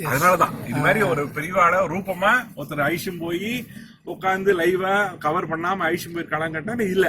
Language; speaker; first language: Tamil; native; Tamil